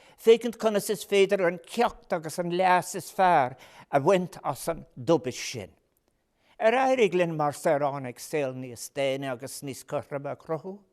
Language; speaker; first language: Irish; non-native, local second language; English